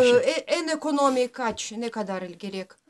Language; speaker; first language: Turkish; non-native, learner; Russian